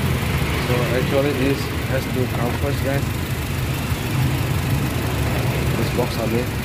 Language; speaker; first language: English; non-native, fluent; Indonesian